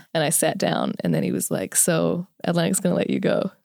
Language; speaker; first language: English; native; English